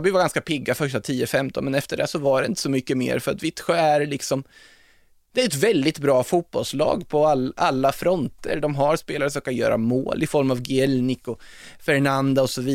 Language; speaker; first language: Swedish; native; Swedish